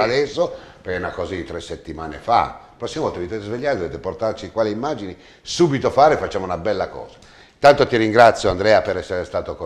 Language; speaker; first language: Italian; native; Italian